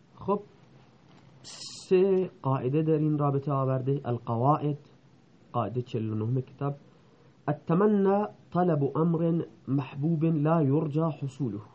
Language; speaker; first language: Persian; non-native, local second language; Baluchi